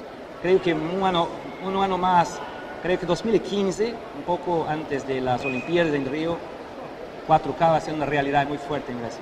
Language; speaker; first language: Spanish; non-native, fluent; Portuguese